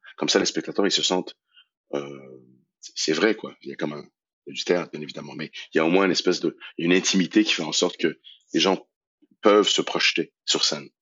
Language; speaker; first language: French; early bilingual, other home language; Persian